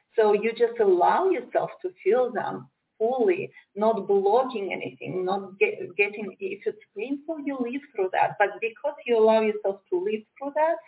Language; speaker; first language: English; non-native, fluent; Romanian